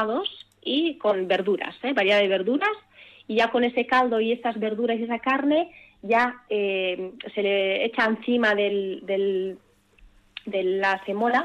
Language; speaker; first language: Spanish; early bilingual, other home language; Arabic